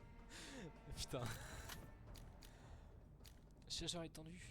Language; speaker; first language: French; native; French